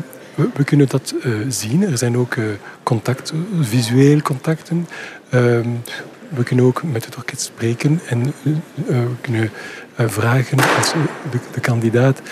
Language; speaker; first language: Dutch; non-native, local second language; French